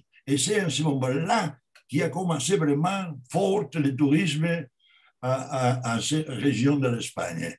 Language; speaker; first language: French; non-native, learner; Spanish